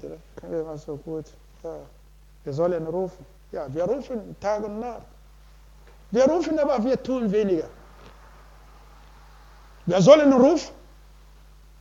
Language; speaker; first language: German; non-native, learner; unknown